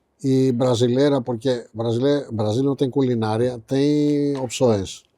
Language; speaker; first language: Portuguese; non-native, fluent; Greek